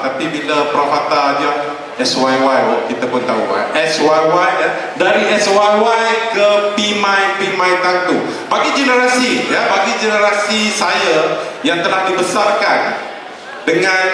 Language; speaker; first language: Malay; native; Malay